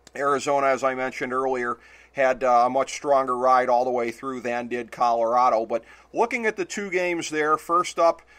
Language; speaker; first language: English; native; English